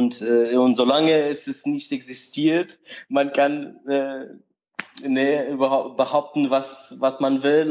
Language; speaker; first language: German; non-native, learner; Portuguese